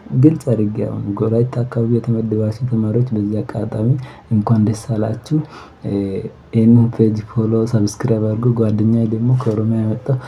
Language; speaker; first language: Amharic; non-native, local second language; Wolaytta